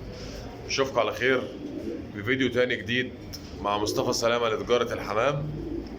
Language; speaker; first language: Arabic; native; Arabic